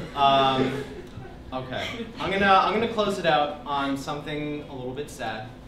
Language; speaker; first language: English; native; English